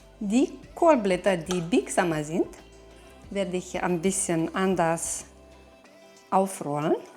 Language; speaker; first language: German; non-native, fluent; Romanian